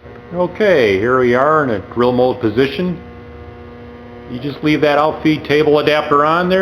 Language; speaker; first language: English; native; English